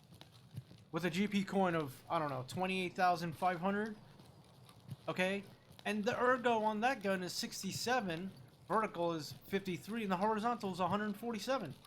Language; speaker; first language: English; native; English